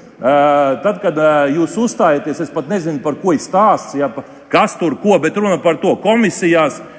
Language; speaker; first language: Latvian; non-native, local second language; Russian